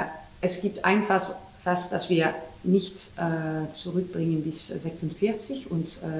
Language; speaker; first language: German; non-native, learner; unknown